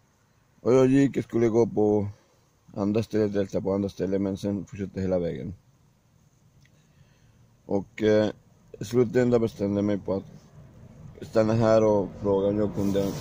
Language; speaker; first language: Swedish; non-native, learner; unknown